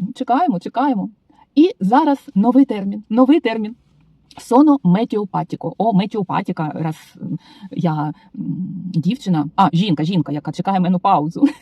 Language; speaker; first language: Ukrainian; non-native, local second language; Russian